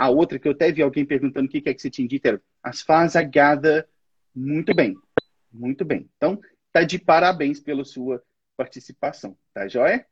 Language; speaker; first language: Portuguese; native; Portuguese